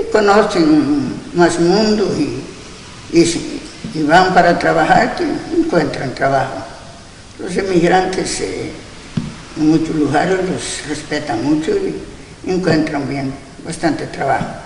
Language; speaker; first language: Spanish; non-native, local second language; Galician